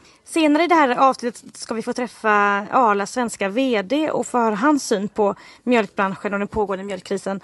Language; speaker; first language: Swedish; native; Swedish